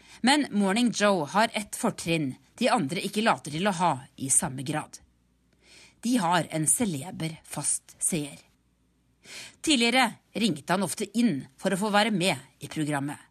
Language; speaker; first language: Norwegian; native; Norwegian